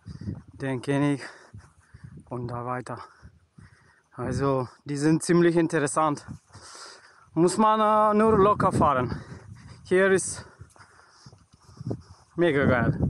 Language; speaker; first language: German; non-native, learner; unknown